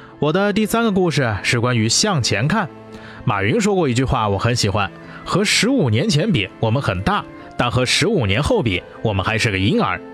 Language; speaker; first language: Chinese; non-native, learner; English